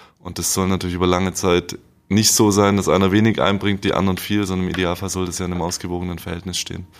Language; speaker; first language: German; native; German